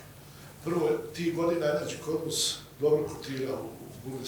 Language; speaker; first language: Bosnian; native; Bosnian